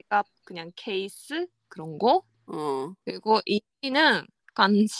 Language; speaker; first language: Korean; non-native, fluent; Japanese